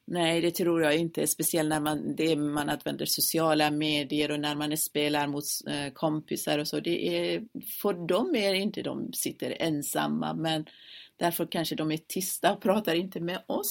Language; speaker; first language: Swedish; non-native, fluent; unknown